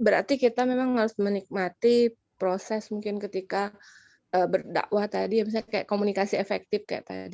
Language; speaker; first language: Indonesian; native; Indonesian